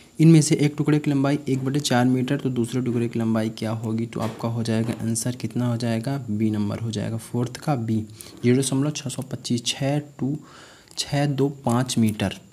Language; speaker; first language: Hindi; native; Hindi